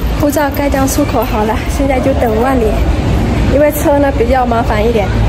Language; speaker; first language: Chinese; non-native, fluent; Lao